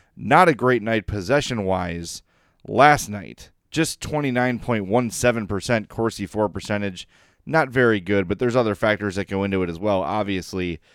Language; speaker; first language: English; native; English